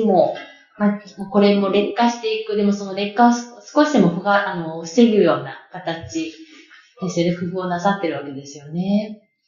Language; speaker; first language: Japanese; native; Japanese